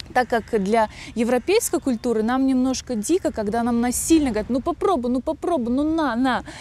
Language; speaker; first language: Russian; native; Russian